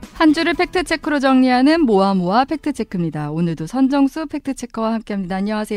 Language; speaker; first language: Korean; native; Korean